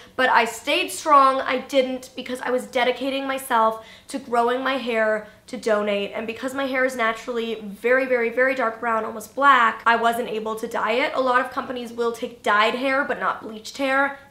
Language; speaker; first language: English; native; English